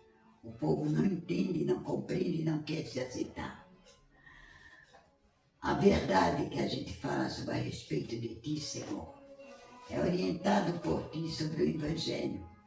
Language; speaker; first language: Portuguese; native; Portuguese